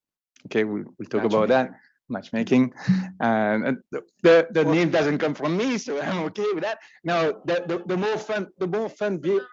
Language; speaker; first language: English; non-native, fluent; French